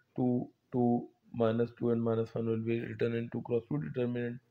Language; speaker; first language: English; non-native, local second language; Urdu